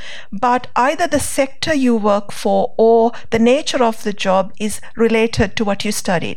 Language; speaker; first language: English; non-native, local second language; Sinhala